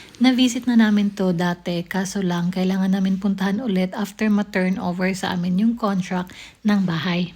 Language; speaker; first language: Filipino; non-native, local second language; Cebuano